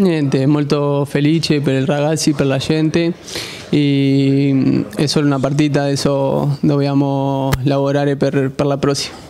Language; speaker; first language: Italian; non-native, fluent; Spanish